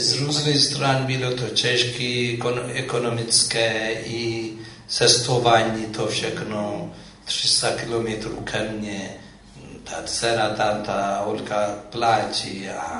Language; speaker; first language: Czech; non-native, fluent; Amharic